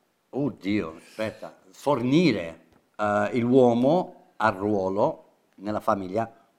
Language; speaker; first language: Italian; non-native, fluent; English